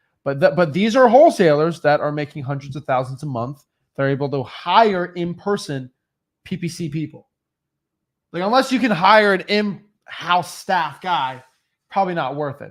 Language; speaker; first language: English; native; English